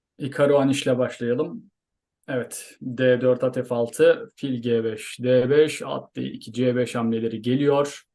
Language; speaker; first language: Turkish; native; Turkish